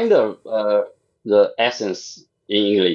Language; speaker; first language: English; non-native, learner; Chinese